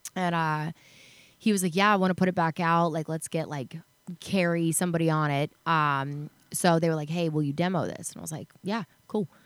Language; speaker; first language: English; native; English